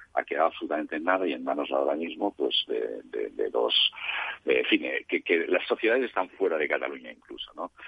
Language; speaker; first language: Spanish; non-native, local second language; Catalan